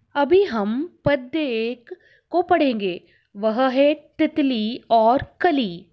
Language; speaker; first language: Hindi; non-native, local second language; Kannada